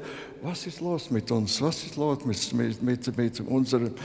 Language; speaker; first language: German; non-native, learner; Latvian